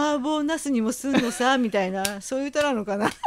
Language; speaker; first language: Japanese; native; Japanese